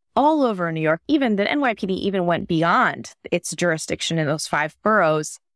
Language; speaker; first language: English; native; English